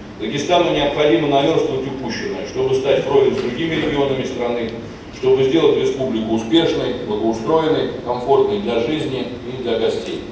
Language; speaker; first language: Russian; native; Russian